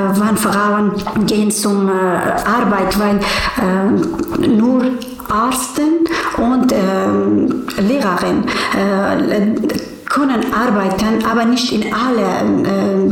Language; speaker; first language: German; non-native, learner; Persian